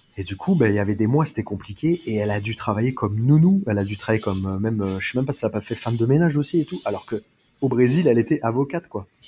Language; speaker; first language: French; native; French